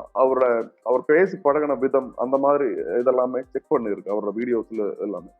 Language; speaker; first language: Tamil; non-native, learner; Malayalam